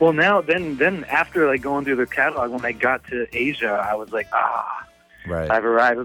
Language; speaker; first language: English; native; English